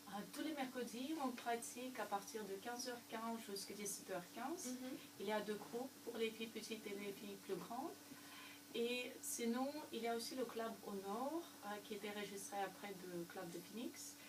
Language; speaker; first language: French; non-native, fluent; Russian